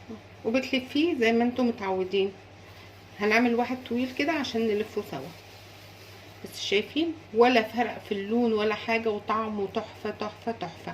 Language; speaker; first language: Arabic; native; Arabic